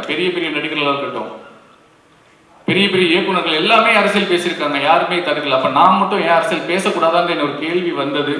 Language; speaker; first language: Tamil; native; Tamil